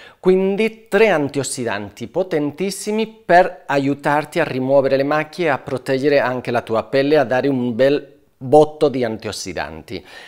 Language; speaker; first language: Italian; non-native, fluent; Spanish